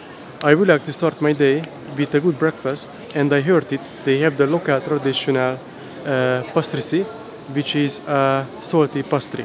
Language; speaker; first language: English; non-native, learner; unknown